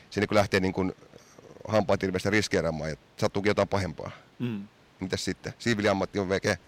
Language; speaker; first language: Finnish; early bilingual, heritage; Finnish